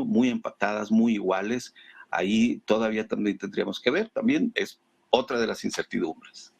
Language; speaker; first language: Spanish; native; Spanish